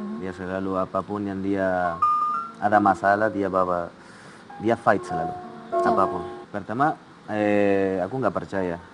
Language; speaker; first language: Indonesian; non-native, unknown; Spanish